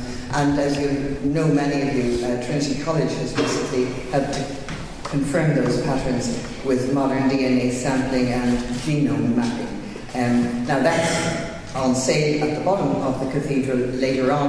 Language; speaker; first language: English; native; English